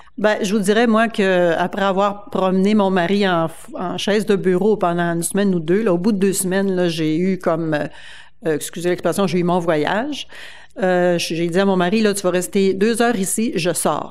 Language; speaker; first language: French; native; French